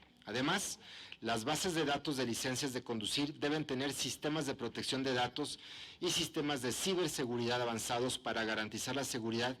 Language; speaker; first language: Spanish; native; Spanish